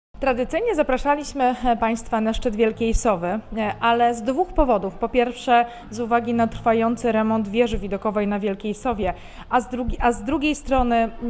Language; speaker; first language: Polish; native; Polish